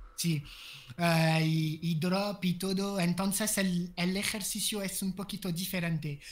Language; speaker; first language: Spanish; non-native, learner; French